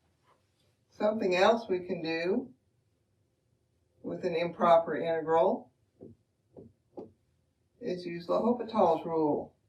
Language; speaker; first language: English; native; English